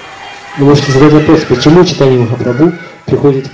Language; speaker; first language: Russian; native; Russian